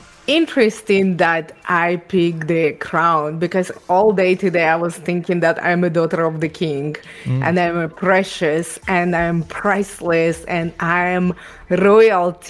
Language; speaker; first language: English; non-native, fluent; Ukrainian